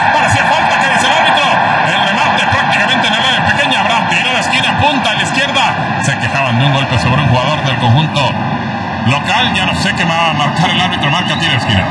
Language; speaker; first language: Spanish; native; Spanish